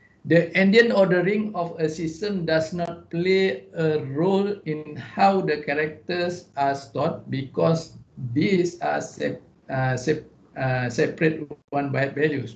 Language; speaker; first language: English; non-native, local second language; Malay